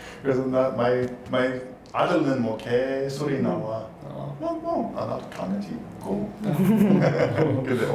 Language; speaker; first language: Korean; non-native, learner; English